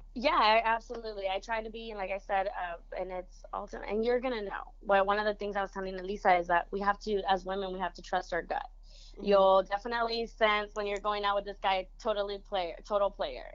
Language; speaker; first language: English; early bilingual, other home language; Spanish